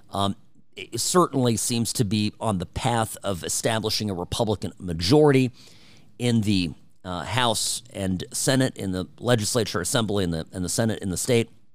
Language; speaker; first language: English; early bilingual, other home language; Czech